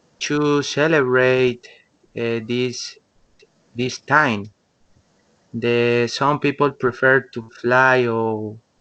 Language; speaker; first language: English; non-native, learner; Spanish